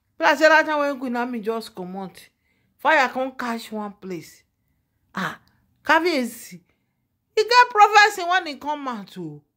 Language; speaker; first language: Nigerian Pidgin; non-native, local second language; Yoruba